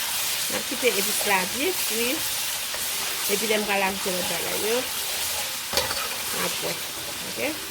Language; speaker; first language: French; non-native, learner; Haitian Creole